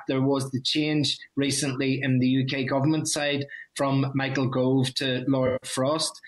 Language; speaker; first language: English; native; English